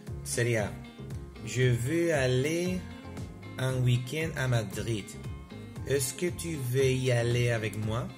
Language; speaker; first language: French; non-native, learner; Spanish